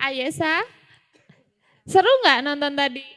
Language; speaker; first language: Indonesian; native; Indonesian